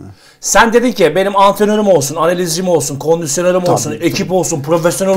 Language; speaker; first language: Turkish; native; Turkish